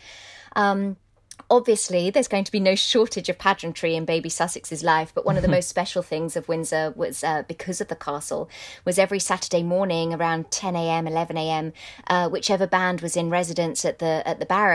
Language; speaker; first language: English; native; English